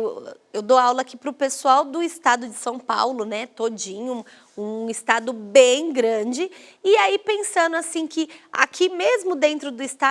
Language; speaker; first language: Portuguese; native; Portuguese